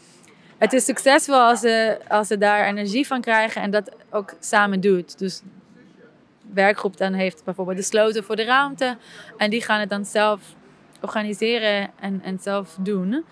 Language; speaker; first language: Dutch; non-native, fluent; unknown